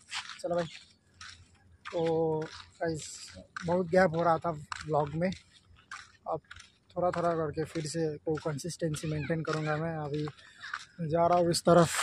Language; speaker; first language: Hindi; non-native, local second language; Nepali